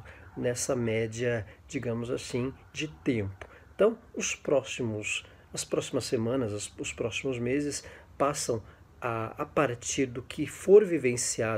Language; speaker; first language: Portuguese; native; Portuguese